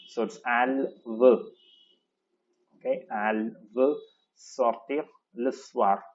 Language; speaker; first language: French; non-native, fluent; Tamil